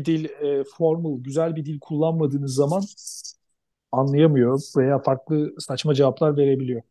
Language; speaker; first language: Turkish; native; Turkish